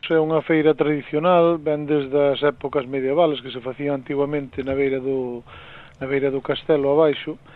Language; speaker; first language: Galician; native; Galician